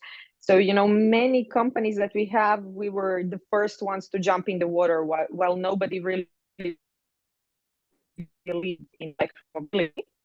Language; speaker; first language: English; non-native, fluent; Croatian